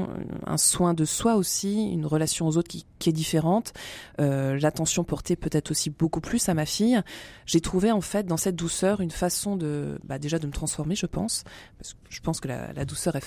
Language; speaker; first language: French; native; French